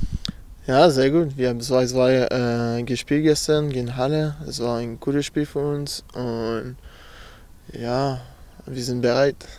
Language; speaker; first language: German; non-native, learner; French